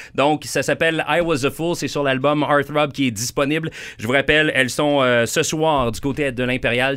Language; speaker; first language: French; native; French